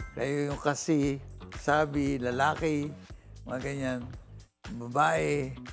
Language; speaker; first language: Filipino; native; Filipino